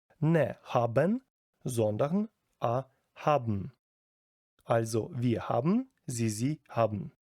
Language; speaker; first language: German; non-native, fluent; Ukrainian